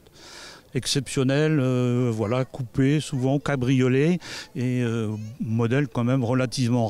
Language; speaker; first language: French; native; French